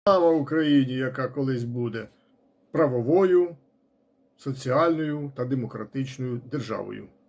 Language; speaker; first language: Ukrainian; non-native, local second language; Russian